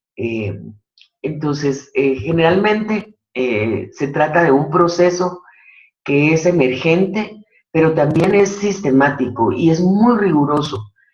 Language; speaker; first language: Spanish; native; Spanish